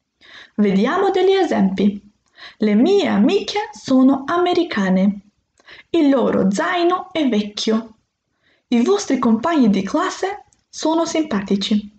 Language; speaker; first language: Italian; non-native, fluent; Macedonian